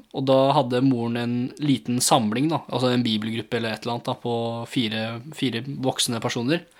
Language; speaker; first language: Norwegian; early bilingual, other home language; English